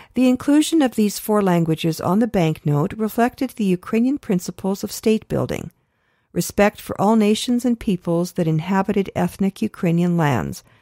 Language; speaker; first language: English; native; English